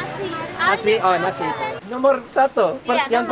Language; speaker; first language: Indonesian; non-native, learner; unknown